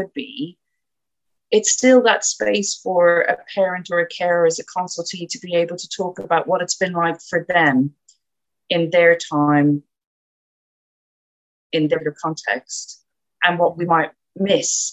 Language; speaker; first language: English; native; English